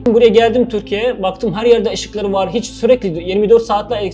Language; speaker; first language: Turkish; non-native, fluent; Arabic